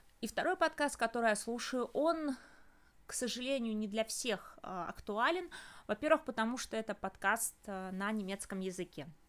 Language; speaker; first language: Russian; native; Russian